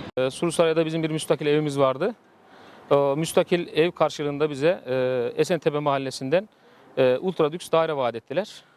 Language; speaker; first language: Turkish; native; Turkish